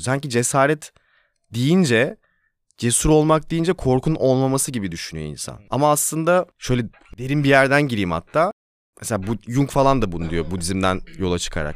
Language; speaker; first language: Turkish; native; Turkish